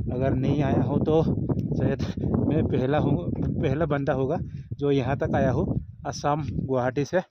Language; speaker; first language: Hindi; non-native, local second language; Assamese